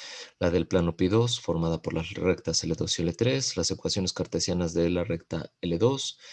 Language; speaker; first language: Spanish; native; Spanish